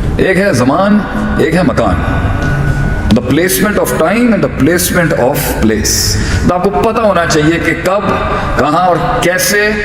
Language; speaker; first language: Urdu; non-native, local second language; Punjabi